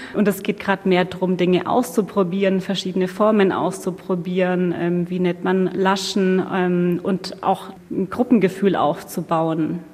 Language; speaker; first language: German; native; German